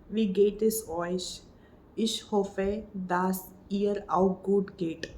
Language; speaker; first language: German; non-native, learner; Marathi